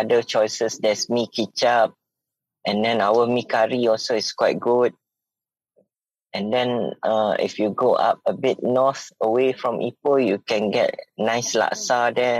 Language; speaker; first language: English; non-native, local second language; Malay